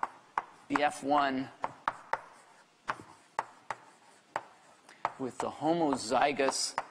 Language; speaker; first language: English; native; English